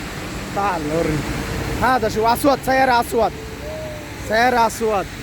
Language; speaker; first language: Arabic; non-native, learner; Bangla